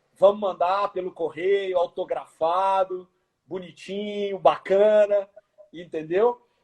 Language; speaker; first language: Portuguese; native; Portuguese